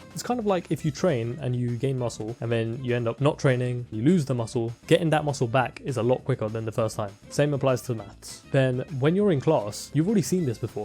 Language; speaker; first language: English; native; English